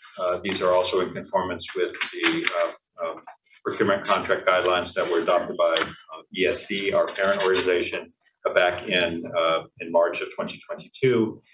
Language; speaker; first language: English; native; English